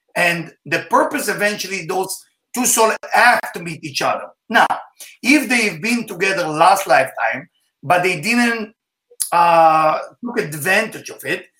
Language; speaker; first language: English; non-native, fluent; Hebrew